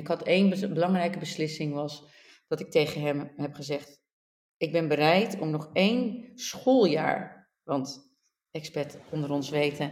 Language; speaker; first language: Dutch; native; Dutch